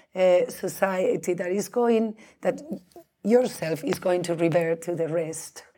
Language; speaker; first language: English; non-native, fluent; Spanish